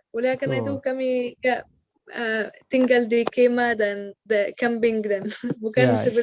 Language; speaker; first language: Indonesian; non-native, learner; Arabic